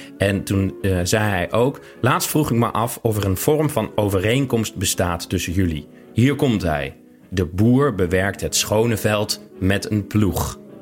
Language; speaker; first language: Dutch; native; Dutch